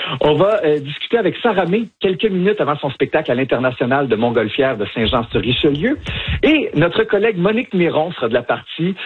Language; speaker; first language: French; native; French